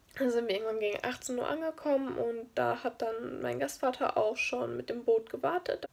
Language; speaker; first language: German; native; German